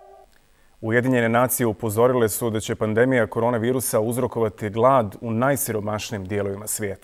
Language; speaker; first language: Serbian; native; Serbian